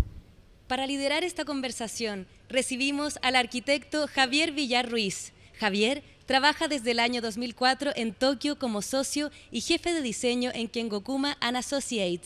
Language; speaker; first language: Spanish; native; Spanish